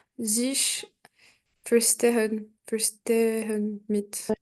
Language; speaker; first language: German; non-native, learner; French